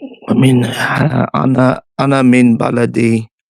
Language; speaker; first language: Arabic; non-native, learner; English